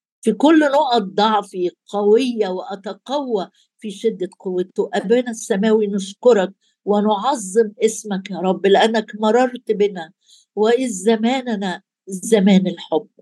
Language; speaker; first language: Arabic; native; Arabic